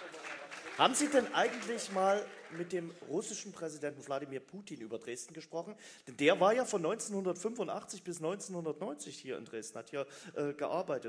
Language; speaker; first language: German; native; German